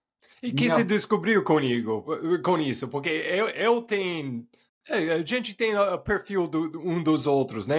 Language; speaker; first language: Portuguese; non-native, fluent; English